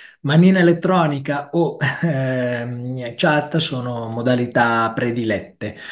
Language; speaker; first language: Italian; native; Italian